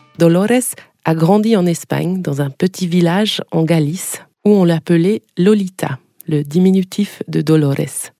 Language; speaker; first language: French; native; French